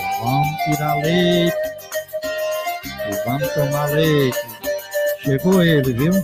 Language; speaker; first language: Portuguese; native; Portuguese